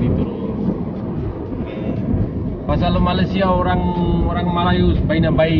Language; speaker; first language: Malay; non-native, learner; Bangla